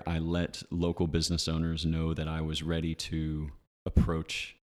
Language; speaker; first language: English; native; English